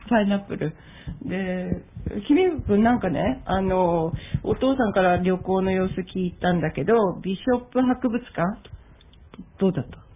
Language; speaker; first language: Japanese; native; Japanese